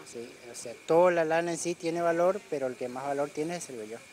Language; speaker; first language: Spanish; native; Spanish